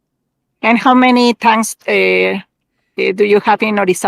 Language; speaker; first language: English; non-native, learner; Spanish